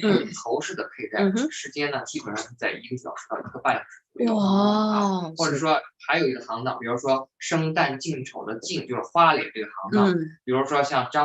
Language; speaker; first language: Chinese; native; Chinese